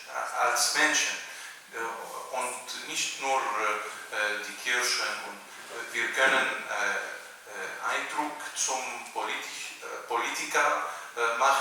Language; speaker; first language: German; non-native, learner; Arabic